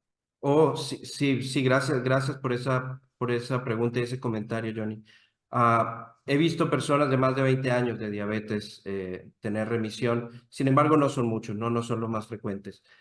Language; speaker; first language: Spanish; native; Spanish